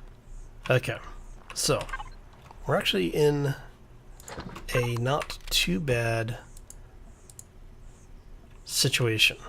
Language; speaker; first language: English; native; English